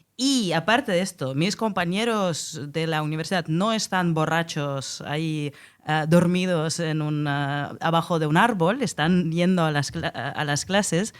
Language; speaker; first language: Spanish; non-native, fluent; Russian